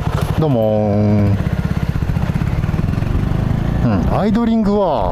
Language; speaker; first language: Japanese; native; Japanese